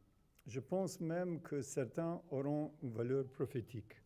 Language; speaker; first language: French; non-native, fluent; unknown